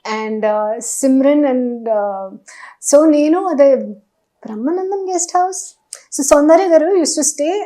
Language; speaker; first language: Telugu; non-native, local second language; Hindi